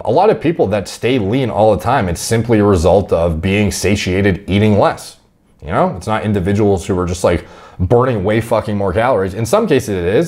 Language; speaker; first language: English; native; English